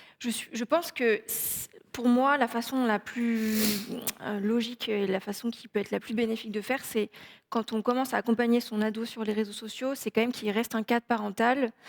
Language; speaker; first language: French; native; French